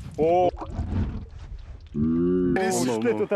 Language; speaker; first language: Russian; non-native, learner; Korean